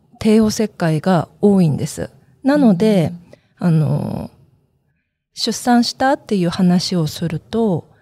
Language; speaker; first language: Japanese; early bilingual, other home language; Korean